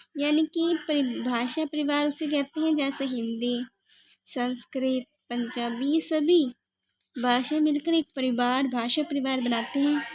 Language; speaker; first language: Hindi; native; Hindi